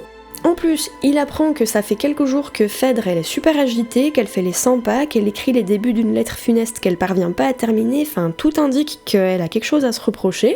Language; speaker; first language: French; native; French